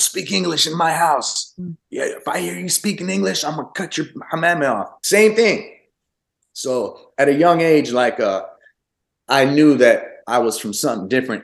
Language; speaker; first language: English; early bilingual, other home language; Arabic